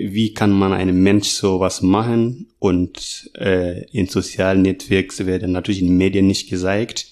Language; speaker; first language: German; non-native, learner; Masai